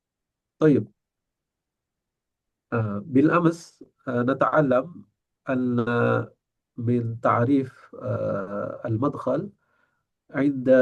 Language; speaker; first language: Arabic; non-native, fluent; Indonesian